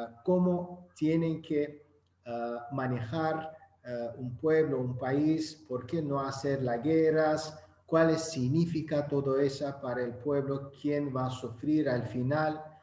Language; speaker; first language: Spanish; non-native, learner; Azerbaijani